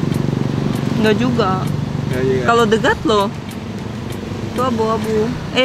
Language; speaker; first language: Indonesian; non-native, learner; Russian